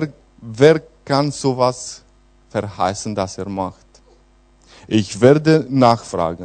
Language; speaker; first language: German; non-native, fluent; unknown